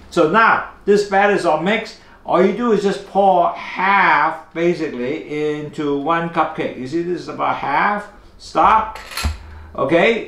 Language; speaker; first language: English; non-native, local second language; Cantonese